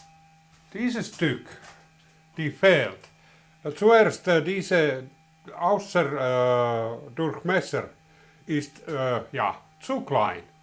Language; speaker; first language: German; non-native, learner; Finnish